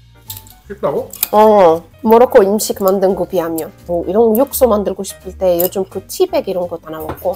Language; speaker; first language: Korean; non-native, fluent; Arabic